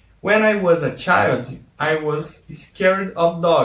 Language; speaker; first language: English; non-native, fluent; Portuguese